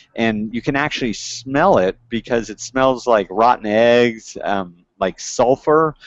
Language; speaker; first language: English; native; English